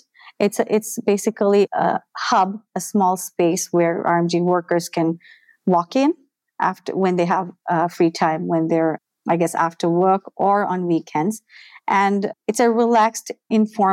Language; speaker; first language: English; non-native, local second language; Bangla